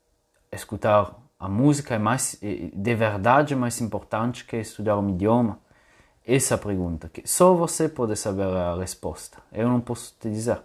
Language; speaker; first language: Portuguese; non-native, fluent; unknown